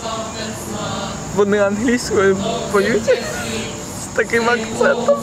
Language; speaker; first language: Ukrainian; non-native, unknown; English